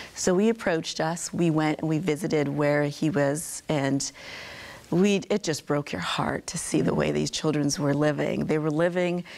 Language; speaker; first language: English; native; English